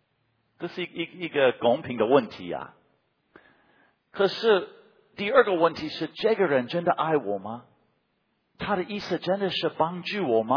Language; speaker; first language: Chinese; non-native, fluent; English